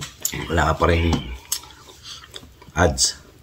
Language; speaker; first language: Filipino; native; Filipino